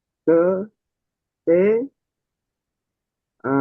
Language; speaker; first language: Korean; non-native, learner; Indonesian